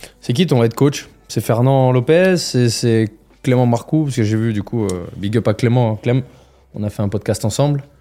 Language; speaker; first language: French; native; French